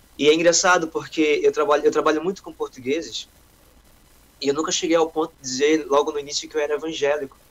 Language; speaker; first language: Portuguese; native; Portuguese